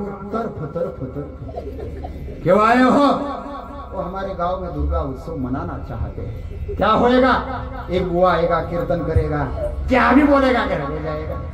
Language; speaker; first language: Hindi; non-native, local second language; Marathi